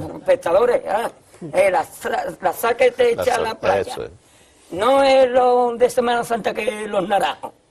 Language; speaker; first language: Spanish; native; Spanish